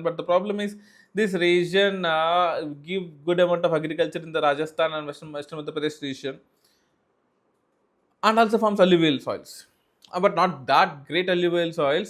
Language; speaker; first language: English; non-native, local second language; Telugu